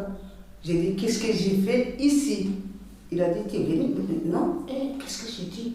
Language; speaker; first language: French; non-native, learner; Bambara